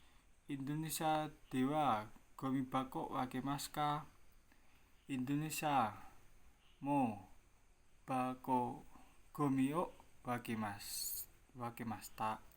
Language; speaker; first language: Japanese; non-native, learner; Indonesian